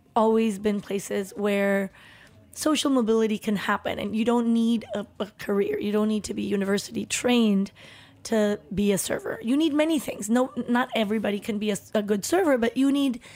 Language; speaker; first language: English; early bilingual, other home language; Spanish